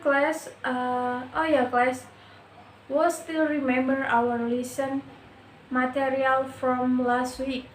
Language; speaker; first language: English; non-native, learner; Indonesian